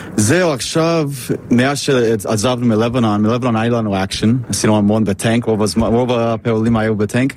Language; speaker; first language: Hebrew; non-native, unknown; English